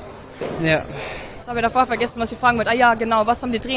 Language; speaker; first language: German; native; German